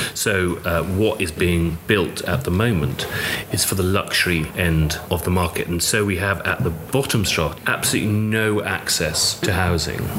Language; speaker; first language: English; native; English